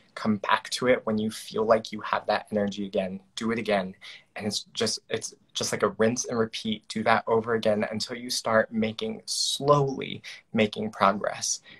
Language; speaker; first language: English; native; English